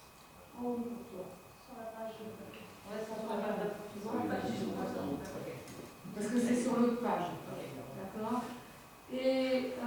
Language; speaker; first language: French; native; French